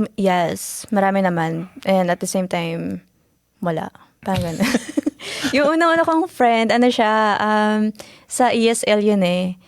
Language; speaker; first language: Filipino; native; Filipino